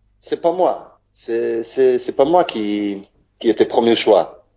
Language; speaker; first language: French; non-native, learner; Polish